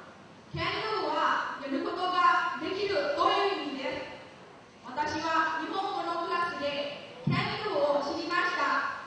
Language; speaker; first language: Japanese; non-native, learner; Lao